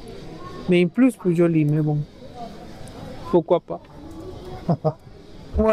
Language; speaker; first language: French; non-native, fluent; Spanish